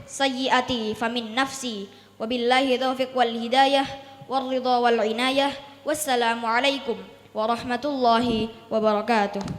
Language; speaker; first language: Arabic; non-native, learner; Indonesian